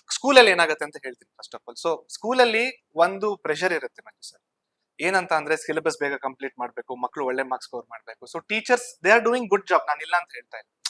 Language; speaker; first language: Kannada; native; Kannada